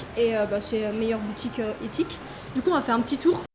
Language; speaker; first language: French; native; French